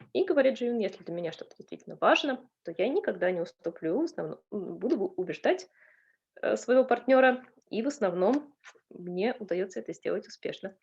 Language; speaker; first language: Russian; native; Russian